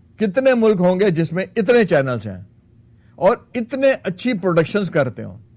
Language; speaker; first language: Urdu; native; Urdu